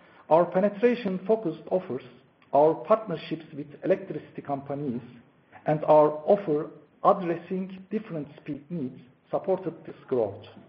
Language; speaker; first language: English; non-native, fluent; Turkish